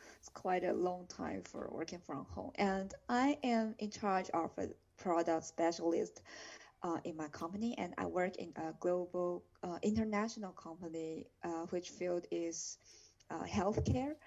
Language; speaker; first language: English; non-native, fluent; Chinese